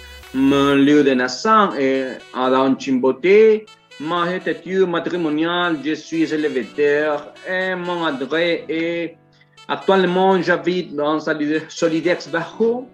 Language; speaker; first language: French; non-native, learner; Spanish